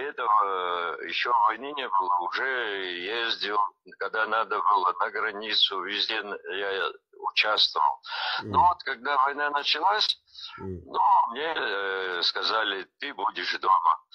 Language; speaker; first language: Russian; non-native, local second language; Abkhazian